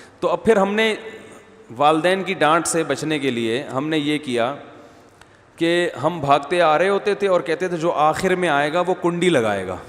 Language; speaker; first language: Urdu; native; Urdu